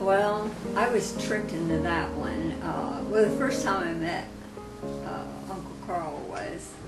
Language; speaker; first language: English; native; English